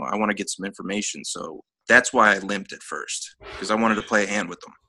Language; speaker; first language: English; native; English